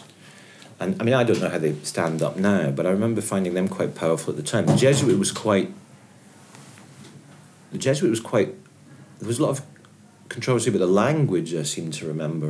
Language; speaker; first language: English; native; English